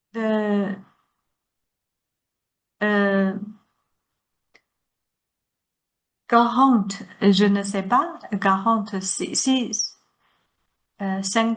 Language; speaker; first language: French; non-native, learner; Chinese